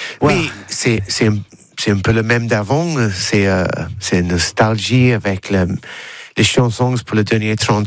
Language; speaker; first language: French; non-native, learner; English